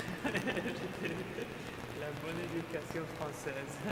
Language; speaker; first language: French; non-native, fluent; Spanish